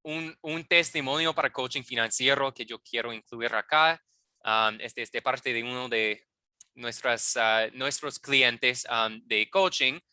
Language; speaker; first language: Spanish; non-native, fluent; English